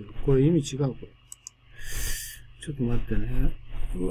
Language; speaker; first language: Japanese; native; Japanese